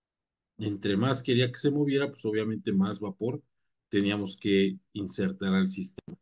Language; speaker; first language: Spanish; native; Spanish